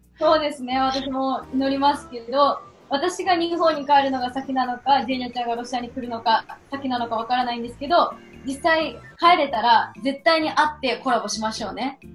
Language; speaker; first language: Japanese; native; Japanese